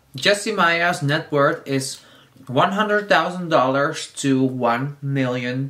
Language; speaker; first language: English; non-native, fluent; Dutch